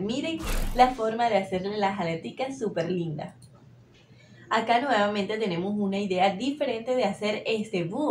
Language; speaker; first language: Spanish; native; Spanish